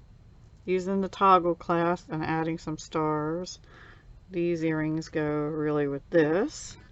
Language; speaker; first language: English; native; English